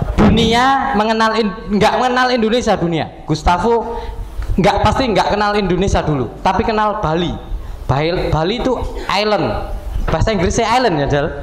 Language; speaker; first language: Indonesian; native; Indonesian